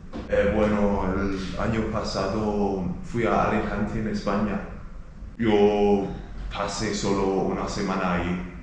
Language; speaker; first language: Spanish; non-native, learner; English